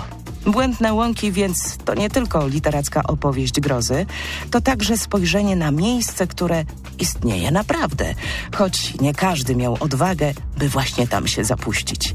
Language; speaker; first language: Polish; native; Polish